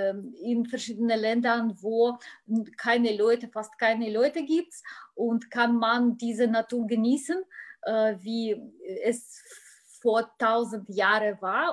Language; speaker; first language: German; non-native, learner; Russian